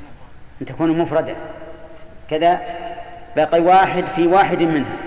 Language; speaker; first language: Arabic; native; Arabic